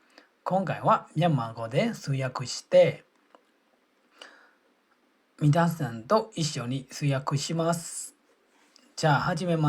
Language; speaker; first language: Japanese; non-native, fluent; Burmese